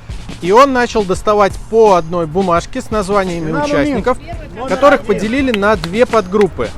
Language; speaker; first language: Russian; native; Russian